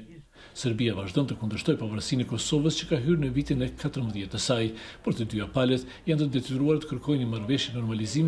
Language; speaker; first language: Albanian; native; Albanian